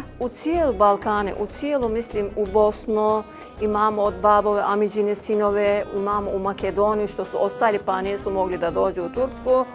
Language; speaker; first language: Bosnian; early bilingual, heritage; Bosnian